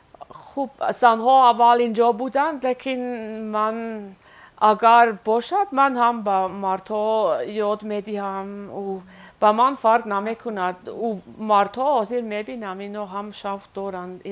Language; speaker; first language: Persian; non-native, learner; Swiss German